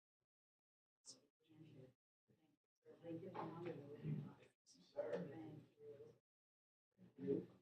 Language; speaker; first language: English; native; English